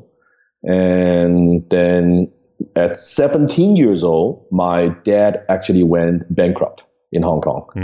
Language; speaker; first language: English; non-native, local second language; Cantonese